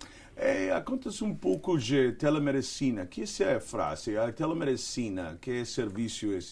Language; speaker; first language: Portuguese; non-native, learner; Spanish